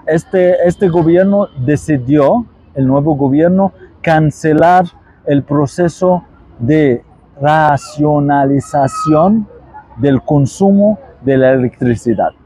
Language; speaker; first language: Spanish; non-native, fluent; Arabic